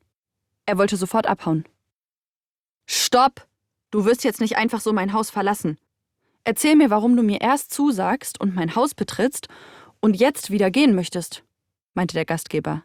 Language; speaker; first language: German; native; German